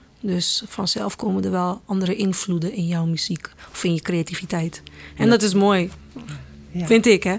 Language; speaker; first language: Dutch; early bilingual, other home language; Kabuverdianu